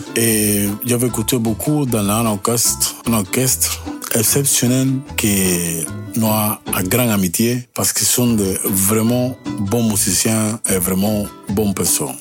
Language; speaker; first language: French; non-native, learner; Spanish